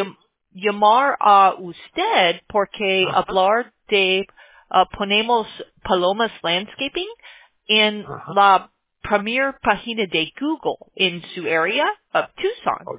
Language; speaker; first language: Spanish; non-native, learner; English